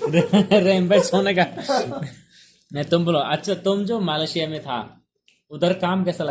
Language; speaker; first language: Hindi; non-native, local second language; Bangla